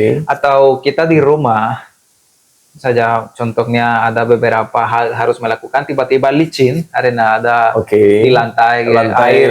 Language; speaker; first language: Indonesian; non-native, fluent; Spanish